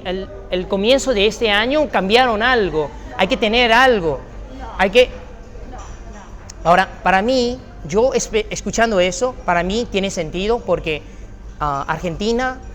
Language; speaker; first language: Spanish; non-native, fluent; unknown